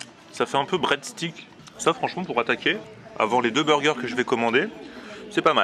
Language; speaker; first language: French; native; French